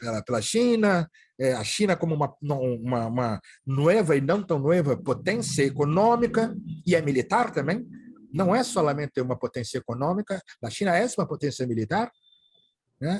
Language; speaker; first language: Portuguese; native; Portuguese